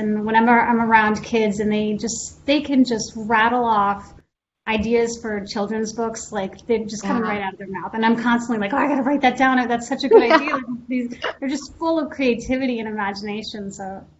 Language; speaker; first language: English; native; English